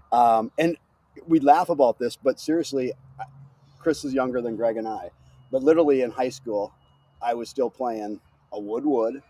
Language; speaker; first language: English; native; English